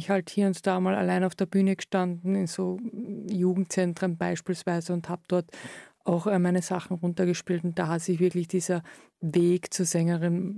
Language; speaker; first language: German; native; German